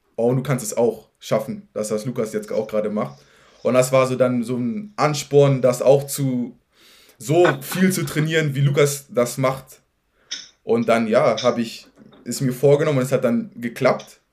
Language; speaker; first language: German; native; German